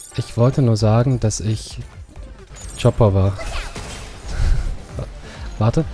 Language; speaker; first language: German; non-native, learner; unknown